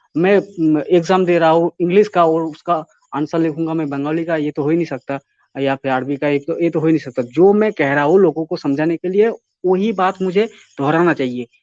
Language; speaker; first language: Hindi; non-native, local second language; Bangla